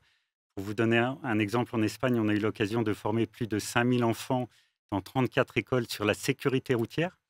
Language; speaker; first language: French; native; French